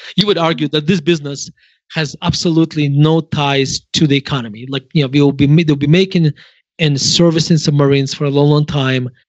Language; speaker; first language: English; non-native, fluent; Russian